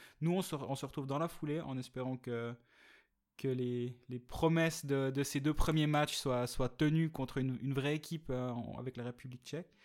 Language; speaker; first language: French; native; French